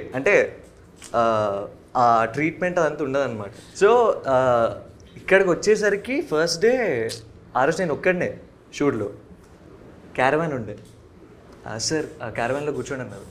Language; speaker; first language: Telugu; native; Telugu